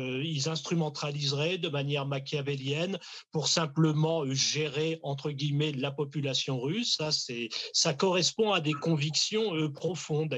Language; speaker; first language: French; native; French